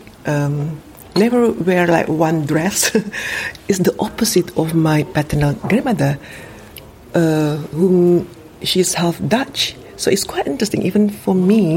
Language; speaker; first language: English; non-native, fluent; Indonesian